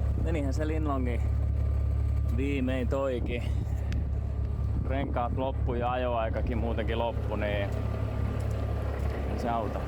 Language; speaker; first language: Finnish; native; Finnish